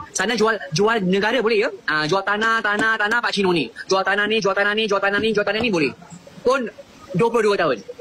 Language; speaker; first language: Malay; native; Malay